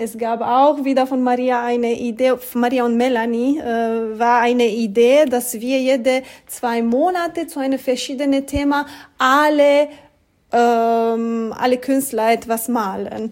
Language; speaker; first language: German; non-native, fluent; Romanian